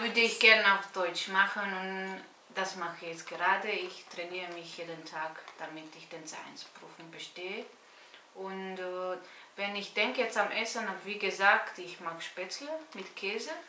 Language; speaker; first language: German; non-native, fluent; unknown